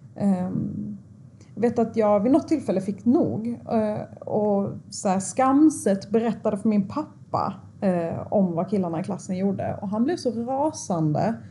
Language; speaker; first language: Swedish; early bilingual, other home language; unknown